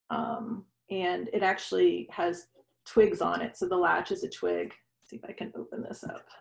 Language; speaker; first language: English; native; English